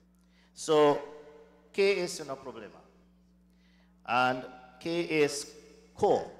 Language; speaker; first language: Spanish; non-native, learner; English